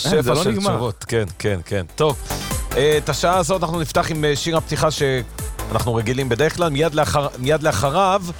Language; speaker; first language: Hebrew; native; Hebrew